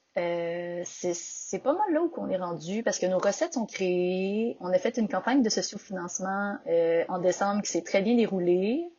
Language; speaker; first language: French; native; French